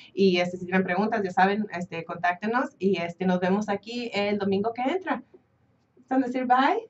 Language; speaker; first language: Spanish; early bilingual, heritage; Spanish